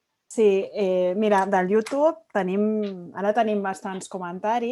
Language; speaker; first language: Catalan; native; Catalan